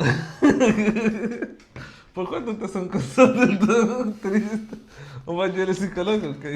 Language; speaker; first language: French; non-native, fluent; Spanish